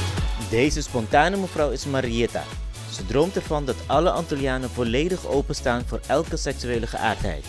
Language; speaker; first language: Dutch; native; Dutch